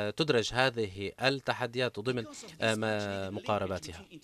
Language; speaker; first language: Arabic; non-native, fluent; Italian